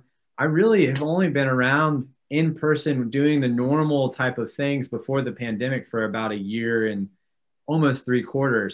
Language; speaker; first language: English; native; English